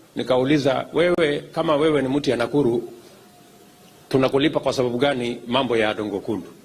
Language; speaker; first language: Swahili; non-native, local second language; Kalenjin